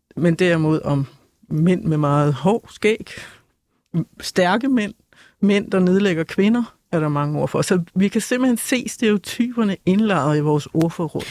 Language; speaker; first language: Danish; native; Danish